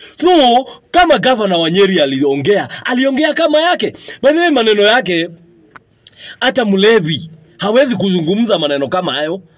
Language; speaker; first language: Swahili; non-native, local second language; Kikuyu